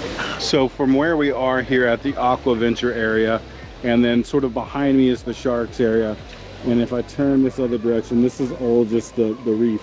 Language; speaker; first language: English; native; English